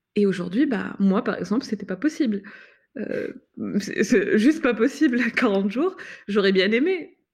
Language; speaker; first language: French; non-native, fluent; Arabic